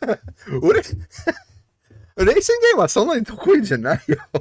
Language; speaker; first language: Japanese; non-native, learner; English